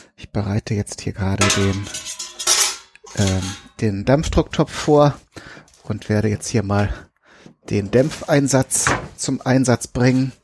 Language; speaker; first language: German; native; German